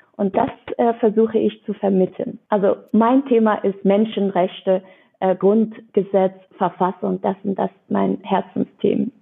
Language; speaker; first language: German; non-native, fluent; Persian